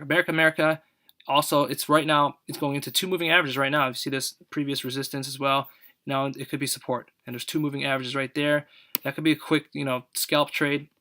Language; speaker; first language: English; native; English